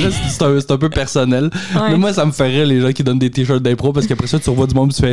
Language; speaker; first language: French; native; French